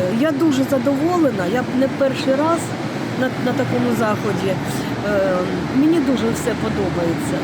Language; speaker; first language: Ukrainian; non-native, local second language; Russian